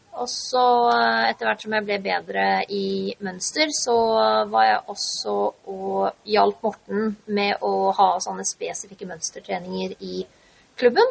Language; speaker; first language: Norwegian; native; Norwegian